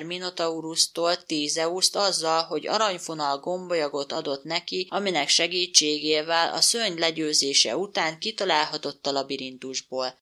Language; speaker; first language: Hungarian; native; Hungarian